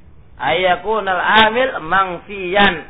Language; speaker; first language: Arabic; non-native, local second language; Indonesian